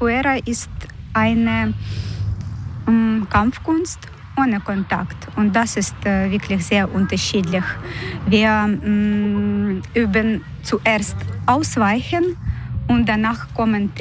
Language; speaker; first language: German; non-native, fluent; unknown